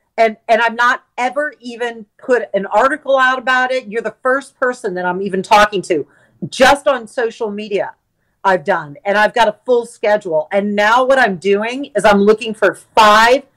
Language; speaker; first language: English; native; English